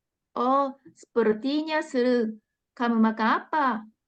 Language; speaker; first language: Indonesian; non-native, learner; Japanese